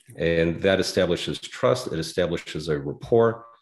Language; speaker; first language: English; native; English